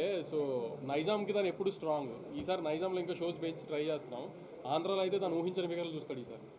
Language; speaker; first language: Telugu; native; Telugu